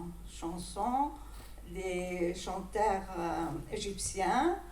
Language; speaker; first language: French; non-native, fluent; Greek